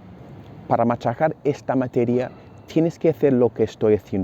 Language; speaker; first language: Spanish; non-native, fluent; English